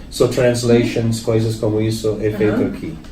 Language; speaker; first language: Portuguese; non-native, learner; English